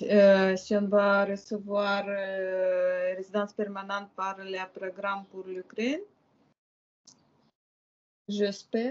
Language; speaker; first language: French; non-native, learner; Ukrainian